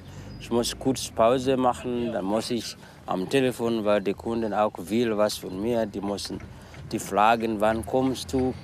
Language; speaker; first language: German; non-native, learner; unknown